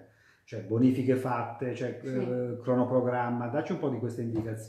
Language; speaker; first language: Italian; native; Italian